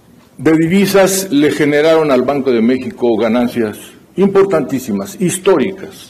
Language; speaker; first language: Spanish; native; Spanish